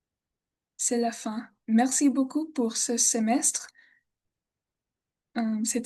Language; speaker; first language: French; non-native, learner; English